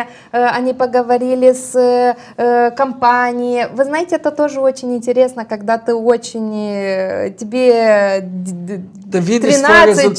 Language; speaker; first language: Russian; non-native, local second language; Romanian